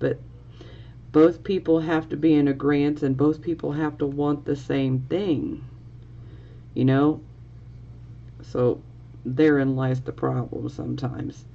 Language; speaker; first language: English; native; English